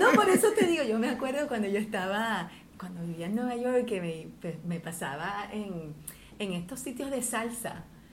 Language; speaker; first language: Spanish; early bilingual, heritage; Spanish